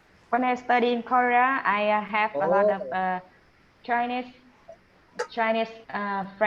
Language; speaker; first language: English; non-native, learner; Vietnamese